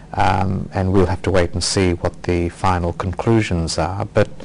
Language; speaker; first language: English; native; English